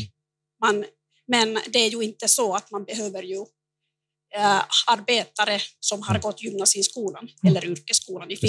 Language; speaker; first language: Swedish; non-native, learner; Finnish